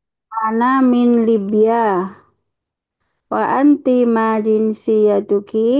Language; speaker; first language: Arabic; non-native, learner; Indonesian